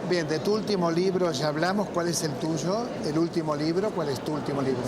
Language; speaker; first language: Spanish; native; Spanish